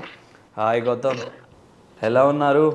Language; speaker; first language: Telugu; non-native, learner; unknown